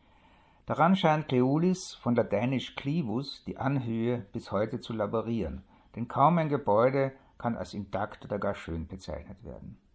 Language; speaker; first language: German; native; German